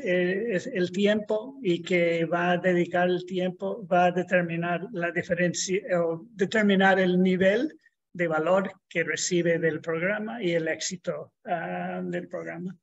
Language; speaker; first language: Spanish; non-native, fluent; English